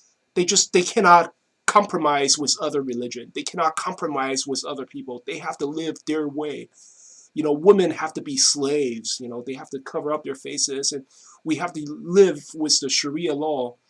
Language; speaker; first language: English; non-native, fluent; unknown